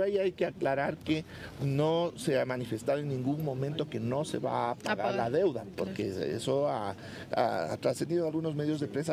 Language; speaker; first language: Spanish; native; Spanish